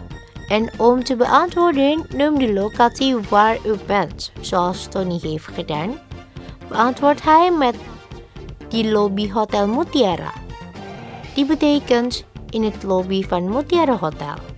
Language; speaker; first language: Dutch; non-native, learner; Indonesian